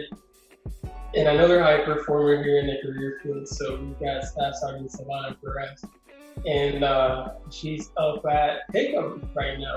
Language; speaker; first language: English; non-native, fluent; Spanish